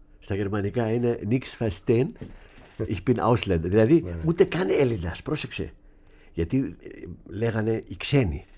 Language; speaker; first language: Greek; early bilingual, heritage; Greek